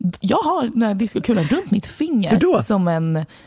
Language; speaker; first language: Swedish; native; Swedish